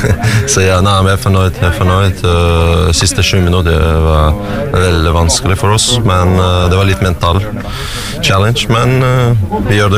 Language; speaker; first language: Norwegian; non-native, fluent; Russian